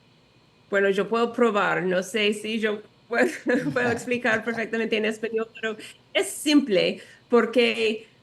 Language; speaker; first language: Spanish; non-native, learner; English